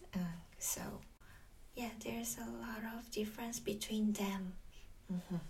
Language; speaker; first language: English; non-native, learner; Korean